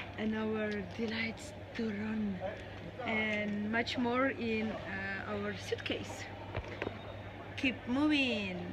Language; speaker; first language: English; non-native, learner; Russian